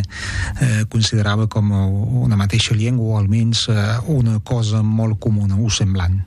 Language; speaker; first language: Catalan; non-native, fluent; French